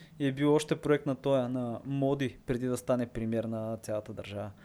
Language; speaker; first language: Bulgarian; native; Bulgarian